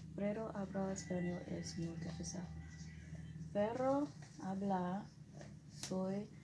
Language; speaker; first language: Spanish; non-native, learner; English